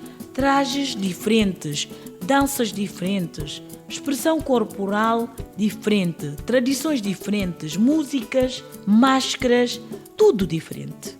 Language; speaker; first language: Portuguese; non-native, local second language; Upper Guinea Crioulo